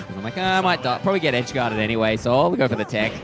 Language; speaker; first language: English; native; English